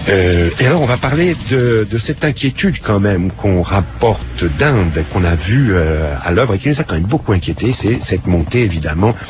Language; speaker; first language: French; native; French